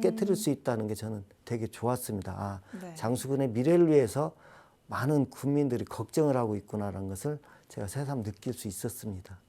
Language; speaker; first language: Korean; native; Korean